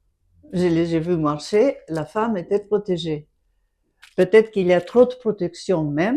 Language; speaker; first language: French; non-native, fluent; Greek